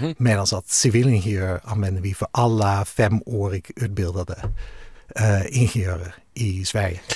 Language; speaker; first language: Swedish; non-native, fluent; Dutch